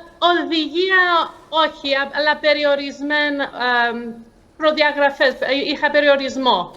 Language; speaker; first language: Greek; early bilingual, heritage; English